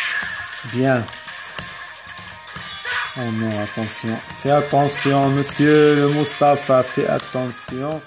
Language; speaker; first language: French; non-native, fluent; Arabic